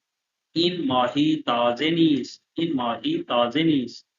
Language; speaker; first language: Persian; non-native, fluent; Urdu